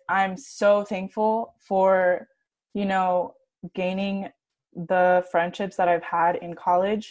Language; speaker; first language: English; native; English